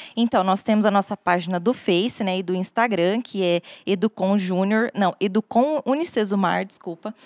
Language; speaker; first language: Portuguese; native; Portuguese